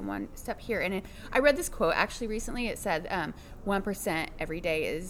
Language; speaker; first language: English; native; English